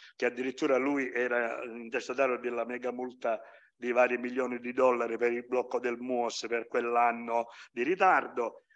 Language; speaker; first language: Italian; native; Italian